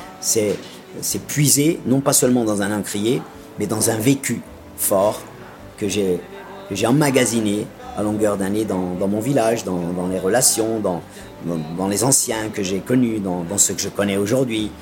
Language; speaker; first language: French; non-native, local second language; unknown